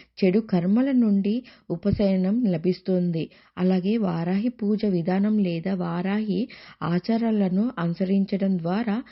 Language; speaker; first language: Telugu; native; Telugu